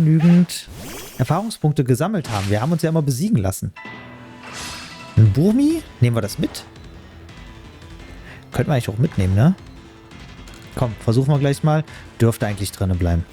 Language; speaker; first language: German; native; German